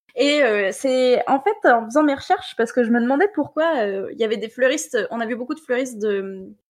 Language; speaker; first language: French; native; French